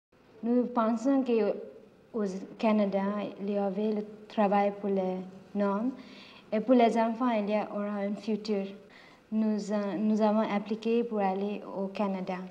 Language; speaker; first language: French; non-native, learner; Tibetan